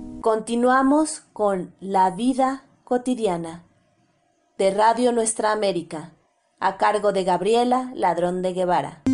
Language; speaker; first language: Spanish; native; Spanish